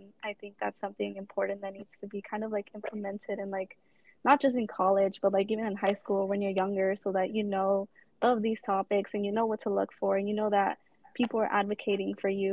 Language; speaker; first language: English; native; English